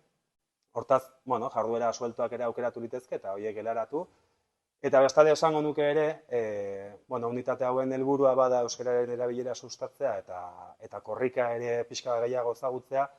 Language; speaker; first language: Basque; native; Basque